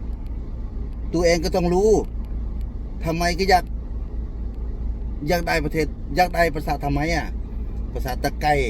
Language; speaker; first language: Thai; non-native, fluent; Khmer